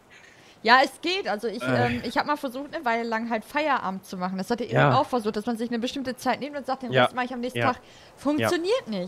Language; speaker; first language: German; native; German